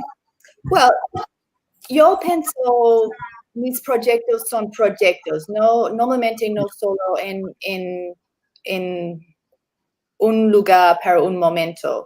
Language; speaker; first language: Spanish; non-native, learner; English